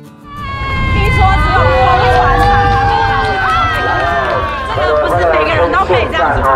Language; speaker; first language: Chinese; native; Chinese